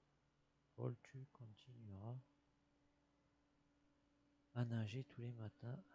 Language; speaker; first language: French; non-native, learner; English